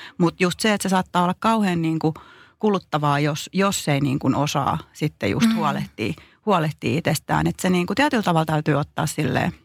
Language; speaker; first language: Finnish; native; Finnish